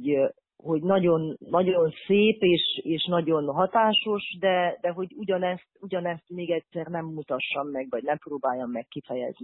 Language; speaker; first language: Hungarian; native; Hungarian